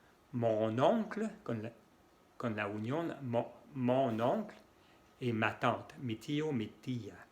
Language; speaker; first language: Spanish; non-native, fluent; French